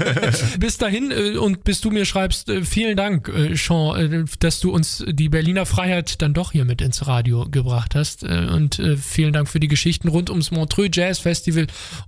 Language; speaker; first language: German; native; German